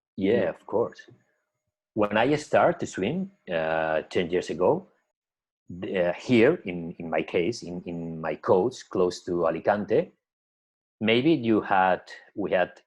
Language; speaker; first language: English; non-native, learner; Spanish